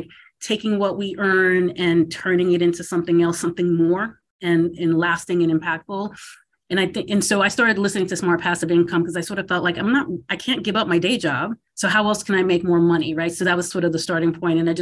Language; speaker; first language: English; native; English